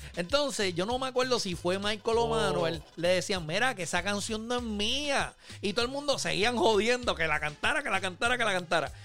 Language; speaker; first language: Spanish; native; Spanish